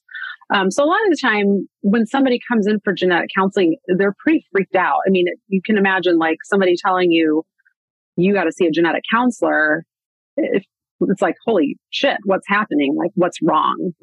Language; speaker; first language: English; native; English